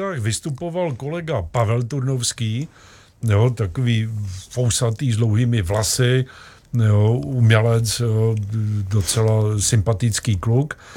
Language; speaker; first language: Czech; native; Czech